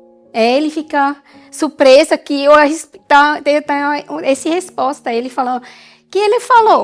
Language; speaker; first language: Portuguese; non-native, learner; German